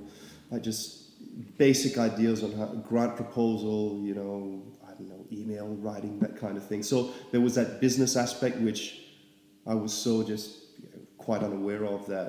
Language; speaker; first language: English; native; English